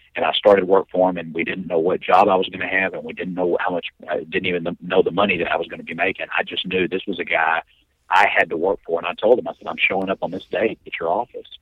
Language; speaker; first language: English; native; English